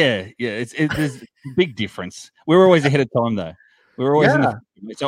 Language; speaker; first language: English; native; English